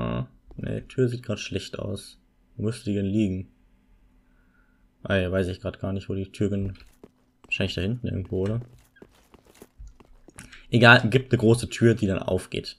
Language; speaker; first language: German; native; German